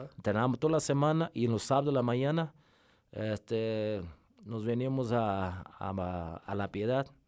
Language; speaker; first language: Spanish; non-native, fluent; Portuguese